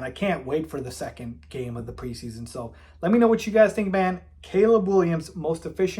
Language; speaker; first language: English; native; English